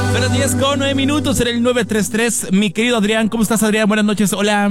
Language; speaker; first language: Spanish; native; Spanish